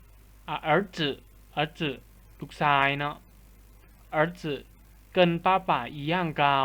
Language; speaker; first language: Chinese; non-native, fluent; Lao